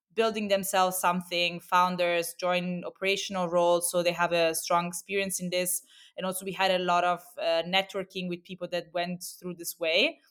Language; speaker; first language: English; non-native, fluent; Italian